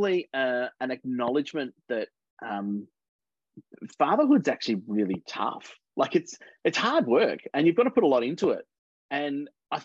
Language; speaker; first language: English; native; English